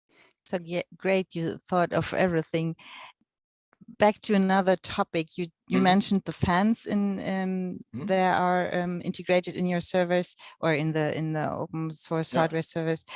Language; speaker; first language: English; non-native, fluent; German